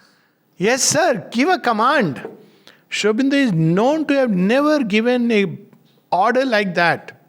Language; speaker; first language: English; non-native, local second language; Hindi